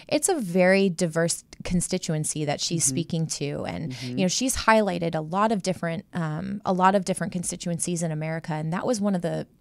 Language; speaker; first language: English; native; English